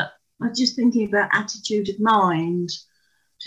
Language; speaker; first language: English; native; English